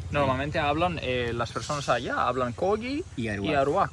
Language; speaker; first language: Spanish; non-native, fluent; Greek